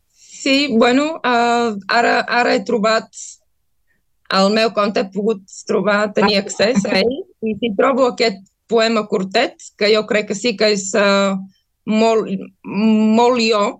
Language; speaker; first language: Catalan; non-native, fluent; Bulgarian